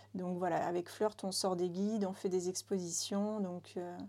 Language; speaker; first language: French; native; French